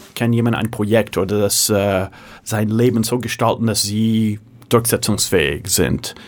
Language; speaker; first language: German; non-native, fluent; English